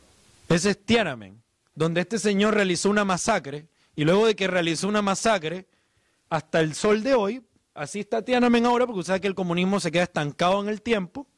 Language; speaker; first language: Spanish; native; Spanish